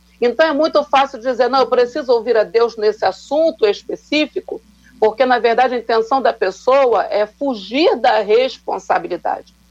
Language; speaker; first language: Portuguese; native; Portuguese